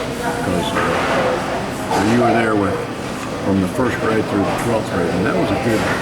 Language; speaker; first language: English; native; English